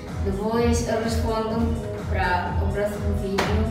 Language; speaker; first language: Portuguese; early bilingual, heritage; Portuguese